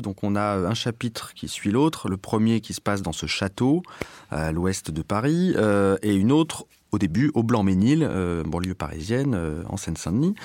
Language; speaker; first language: French; native; French